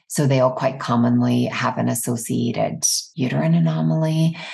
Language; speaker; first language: English; native; English